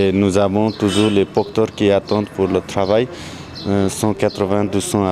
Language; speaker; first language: French; non-native, learner; Nepali